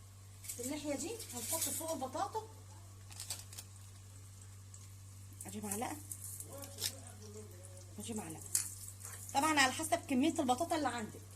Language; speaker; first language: Arabic; native; Arabic